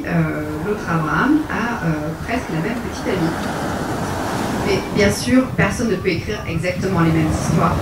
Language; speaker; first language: French; native; French